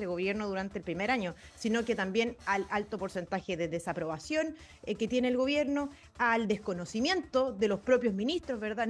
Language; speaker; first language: Spanish; native; Spanish